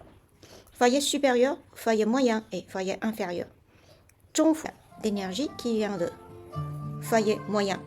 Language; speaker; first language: French; non-native, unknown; Chinese